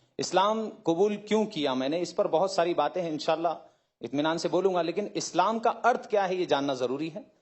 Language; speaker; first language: Hindi; native; Hindi